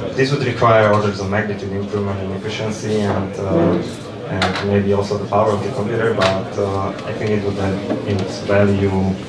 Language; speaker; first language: English; non-native, fluent; Slovak